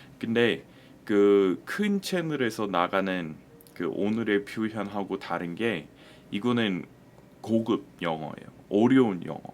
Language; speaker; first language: Korean; non-native, fluent; English